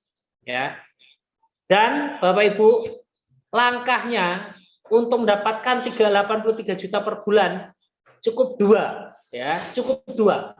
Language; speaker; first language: Indonesian; non-native, local second language; Javanese